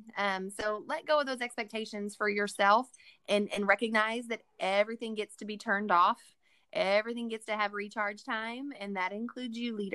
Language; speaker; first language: English; native; English